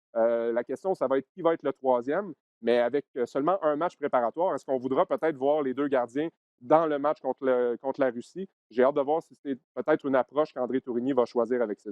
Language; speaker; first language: French; native; French